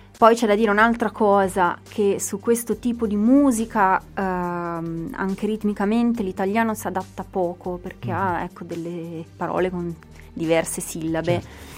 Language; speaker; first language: Italian; native; Italian